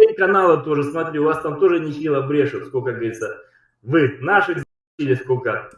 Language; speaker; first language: Russian; native; Russian